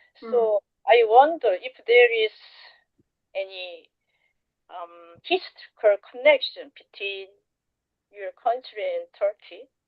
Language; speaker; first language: English; non-native, learner; Korean